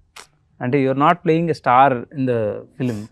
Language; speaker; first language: Telugu; native; Telugu